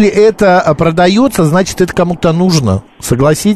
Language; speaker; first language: Russian; native; Russian